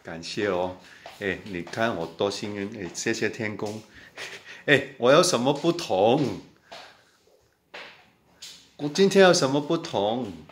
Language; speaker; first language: Chinese; non-native, local second language; Cantonese